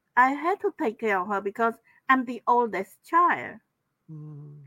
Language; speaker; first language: English; non-native, fluent; Khmer